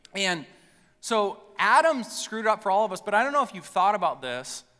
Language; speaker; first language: English; native; English